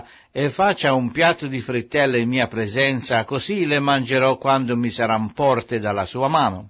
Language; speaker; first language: Italian; native; Italian